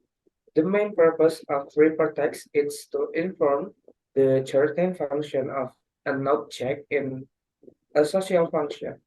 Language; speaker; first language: English; non-native, learner; Indonesian